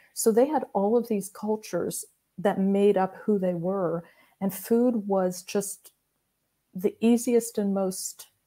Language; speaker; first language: English; native; English